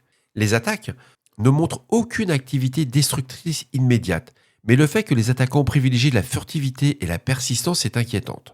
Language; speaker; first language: French; native; French